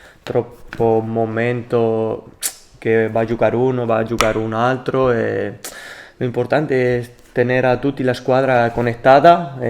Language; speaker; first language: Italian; non-native, learner; Spanish